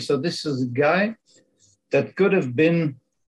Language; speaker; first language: English; non-native, fluent; Dutch